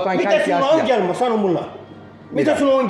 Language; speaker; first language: Finnish; non-native, learner; Turkish